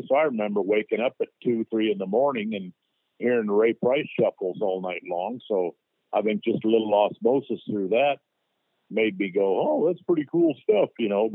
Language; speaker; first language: English; native; English